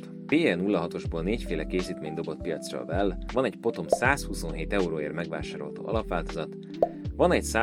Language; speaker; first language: Hungarian; native; Hungarian